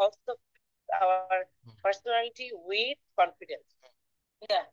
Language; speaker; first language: English; non-native, learner; Bangla